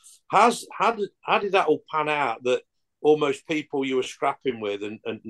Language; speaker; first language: English; native; English